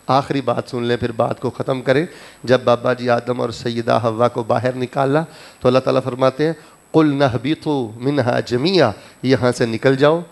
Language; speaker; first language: Urdu; non-native, local second language; Punjabi